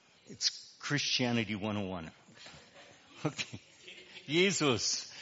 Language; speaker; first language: English; native; English